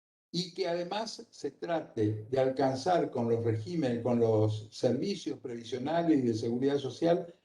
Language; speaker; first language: Spanish; native; Spanish